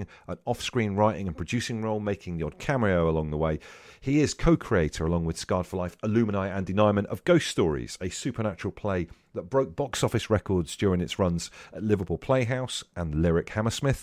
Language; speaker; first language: English; native; English